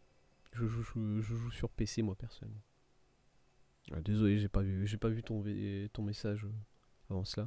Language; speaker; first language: French; native; French